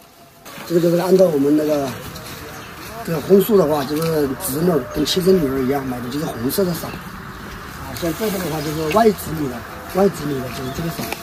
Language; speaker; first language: Chinese; native; Chinese